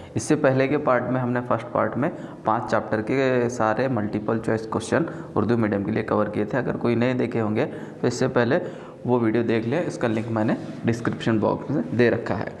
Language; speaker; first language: Hindi; non-native, local second language; Urdu